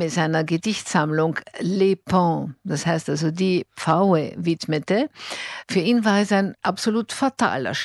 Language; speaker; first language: German; native; German